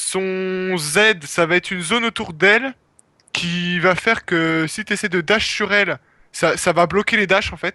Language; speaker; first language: French; native; French